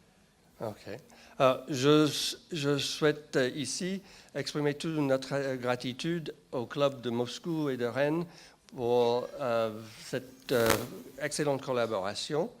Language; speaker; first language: French; non-native, fluent; English